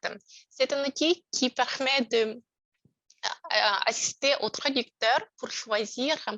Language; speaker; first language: French; non-native, fluent; Russian